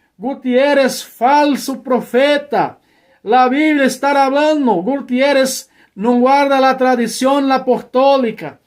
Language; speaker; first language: Spanish; non-native, learner; Portuguese